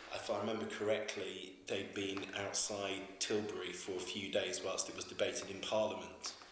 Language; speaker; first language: English; native; English